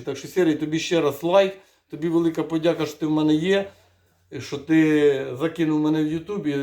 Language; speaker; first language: Ukrainian; native; Ukrainian